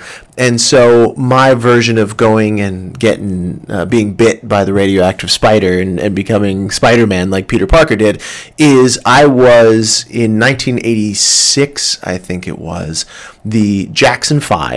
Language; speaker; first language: English; native; English